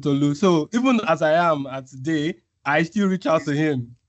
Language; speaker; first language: English; non-native, local second language; Yoruba